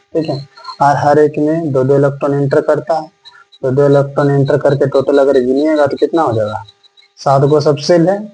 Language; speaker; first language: Hindi; native; Hindi